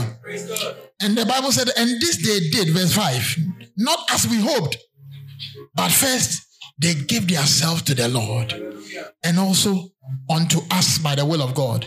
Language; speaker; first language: English; non-native, local second language; Akan